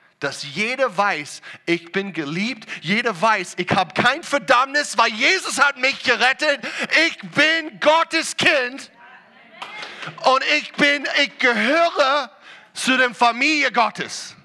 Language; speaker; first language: German; non-native, learner; English